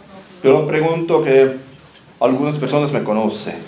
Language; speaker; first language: Spanish; non-native, learner; German